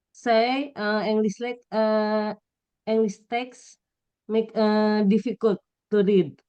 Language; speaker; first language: English; non-native, learner; Indonesian